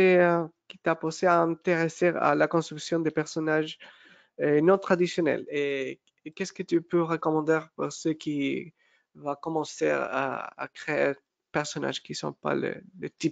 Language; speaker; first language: French; non-native, fluent; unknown